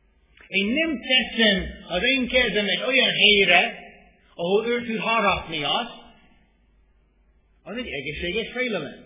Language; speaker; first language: Hungarian; non-native, fluent; English